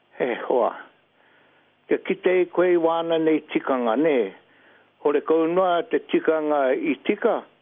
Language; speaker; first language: Māori; native; Māori